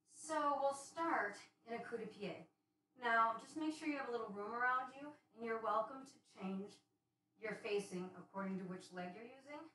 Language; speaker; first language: English; native; English